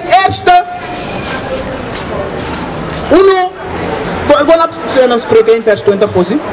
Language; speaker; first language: Dutch; non-native, local second language; Sranan Tongo